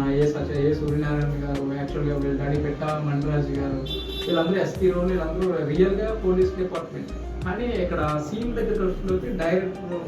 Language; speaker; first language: Telugu; native; Telugu